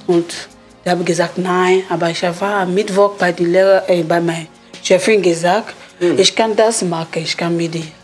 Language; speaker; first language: German; non-native, learner; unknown